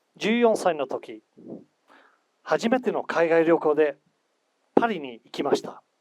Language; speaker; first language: Japanese; non-native, fluent; English